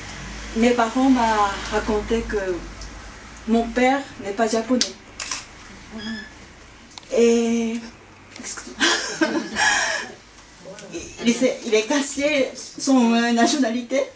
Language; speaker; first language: French; non-native, fluent; Japanese